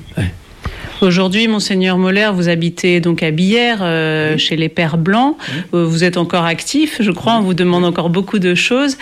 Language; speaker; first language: French; native; French